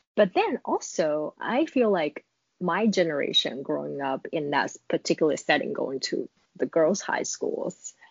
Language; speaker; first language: English; non-native, fluent; Chinese